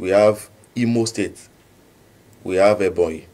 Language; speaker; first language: English; non-native, local second language; Yoruba